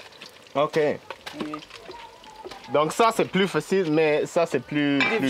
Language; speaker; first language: French; non-native, learner; English